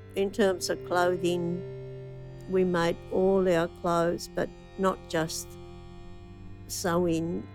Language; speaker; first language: English; non-native, fluent; Italian